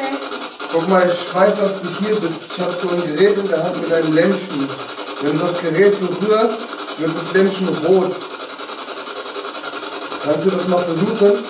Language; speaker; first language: German; native; German